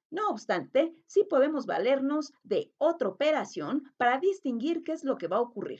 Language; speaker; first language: Spanish; native; Spanish